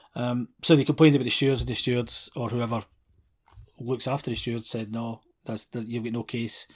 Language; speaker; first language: English; native; English